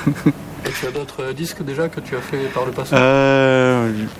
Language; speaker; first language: French; native; French